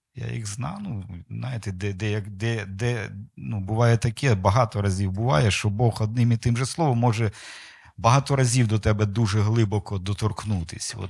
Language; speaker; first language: Ukrainian; non-native, local second language; Russian